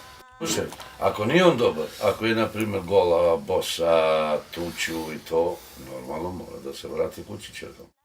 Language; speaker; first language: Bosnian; non-native, local second language; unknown